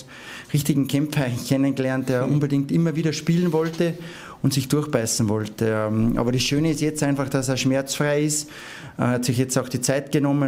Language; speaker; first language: German; native; German